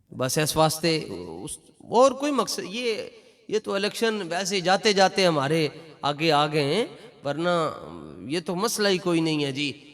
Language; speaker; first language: Urdu; non-native, local second language; Punjabi